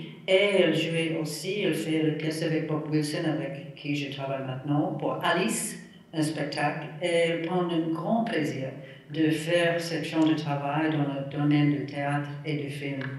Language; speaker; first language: French; non-native, fluent; English